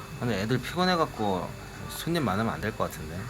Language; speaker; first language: Korean; native; Korean